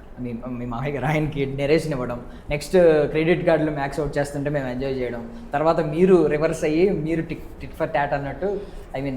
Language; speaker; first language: Telugu; native; Telugu